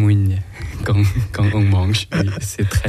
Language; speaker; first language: French; non-native, learner; Thai